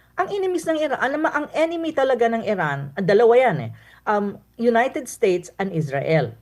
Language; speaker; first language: Filipino; non-native, local second language; Cebuano